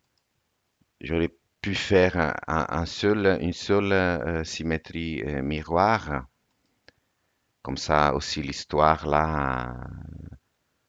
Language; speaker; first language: French; non-native, fluent; Italian